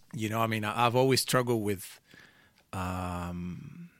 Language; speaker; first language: English; early bilingual, other home language; Portuguese